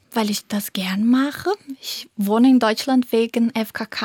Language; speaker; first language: German; non-native, fluent; Portuguese